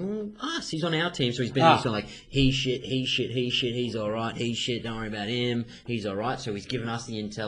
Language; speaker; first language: English; native; English